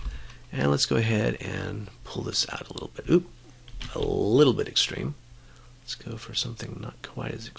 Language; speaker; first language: English; native; English